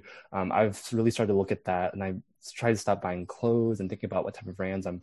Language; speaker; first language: English; native; English